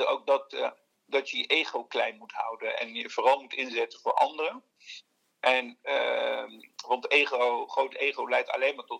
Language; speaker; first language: Dutch; early bilingual, other home language; Turkish